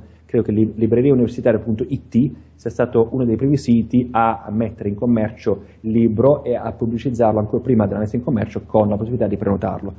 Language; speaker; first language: Italian; native; Italian